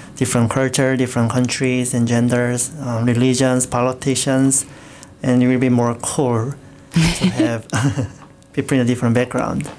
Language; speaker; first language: English; non-native, fluent; Korean